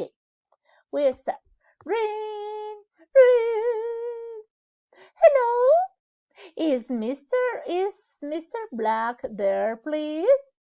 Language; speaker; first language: English; non-native, learner; Spanish